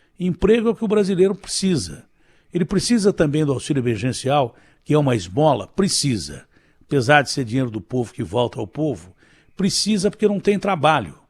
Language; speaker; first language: Portuguese; native; Portuguese